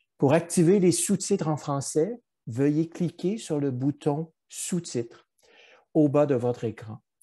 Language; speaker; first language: French; native; French